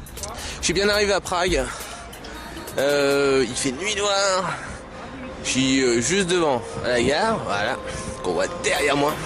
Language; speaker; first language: French; native; French